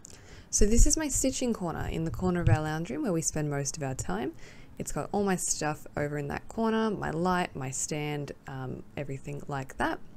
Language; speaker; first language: English; native; English